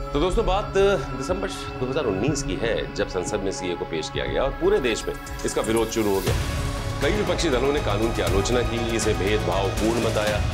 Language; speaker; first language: Hindi; native; Hindi